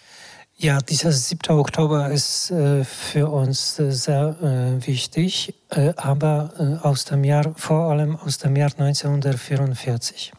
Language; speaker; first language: German; non-native, fluent; Polish